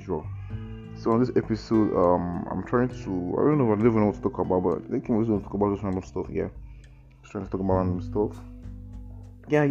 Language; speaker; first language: English; non-native, local second language; Yoruba